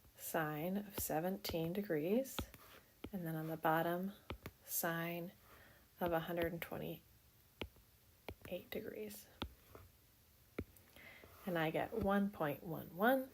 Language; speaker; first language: English; native; English